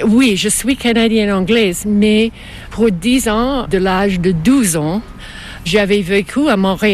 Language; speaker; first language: French; non-native, local second language; English